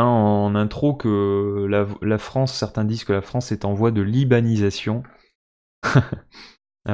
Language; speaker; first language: French; native; French